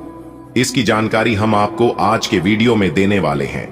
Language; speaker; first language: Hindi; native; Hindi